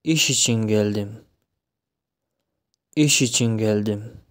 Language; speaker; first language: Turkish; non-native, fluent; Tajik